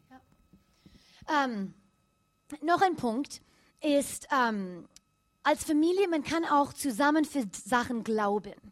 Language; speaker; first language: German; non-native, fluent; English